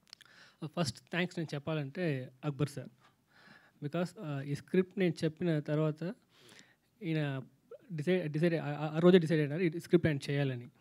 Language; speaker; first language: Telugu; non-native, local second language; Tamil